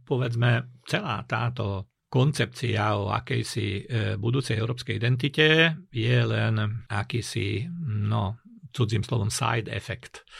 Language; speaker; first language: Slovak; non-native, local second language; Hungarian